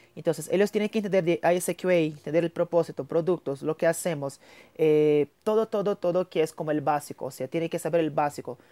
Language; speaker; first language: Spanish; non-native, fluent; Portuguese